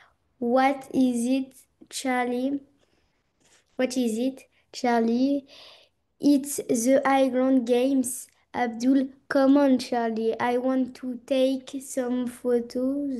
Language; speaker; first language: English; non-native, learner; French